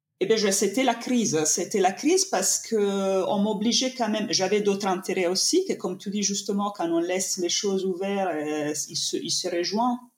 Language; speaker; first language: French; non-native, fluent; Italian